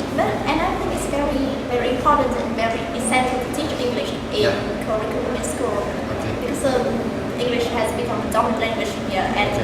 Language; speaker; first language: English; non-native, learner; Vietnamese